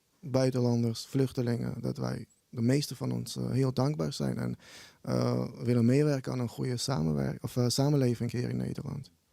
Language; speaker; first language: Dutch; early bilingual, other home language; Armenian